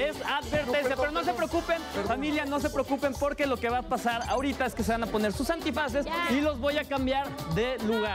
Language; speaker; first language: Spanish; native; Spanish